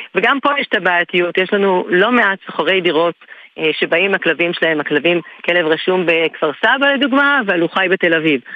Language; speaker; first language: Hebrew; native; Hebrew